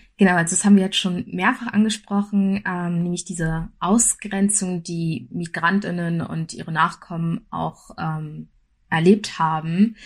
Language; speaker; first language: German; early bilingual, other home language; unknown